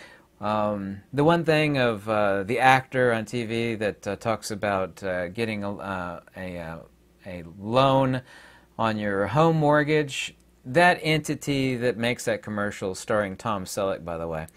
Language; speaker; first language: English; native; English